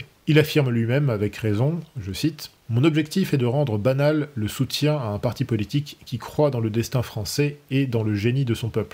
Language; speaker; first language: French; native; French